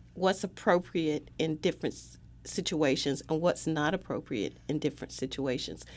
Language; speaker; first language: English; native; English